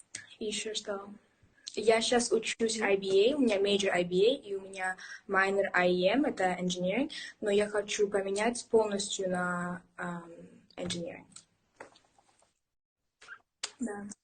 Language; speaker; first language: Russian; early bilingual, heritage; English